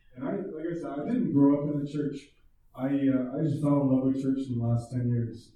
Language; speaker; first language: English; native; English